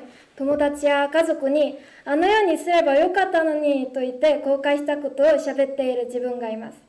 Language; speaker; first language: Japanese; non-native, fluent; Korean